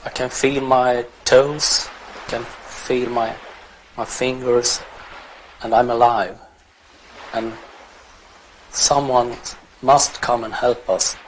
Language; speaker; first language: English; non-native, fluent; Swedish